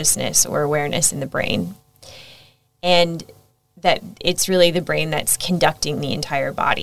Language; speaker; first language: English; native; English